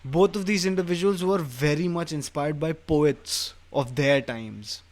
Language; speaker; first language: English; non-native, local second language; Hindi